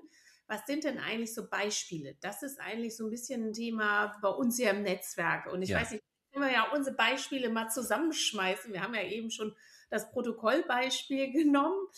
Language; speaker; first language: German; native; German